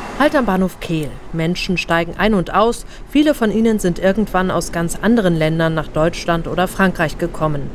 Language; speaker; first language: German; native; German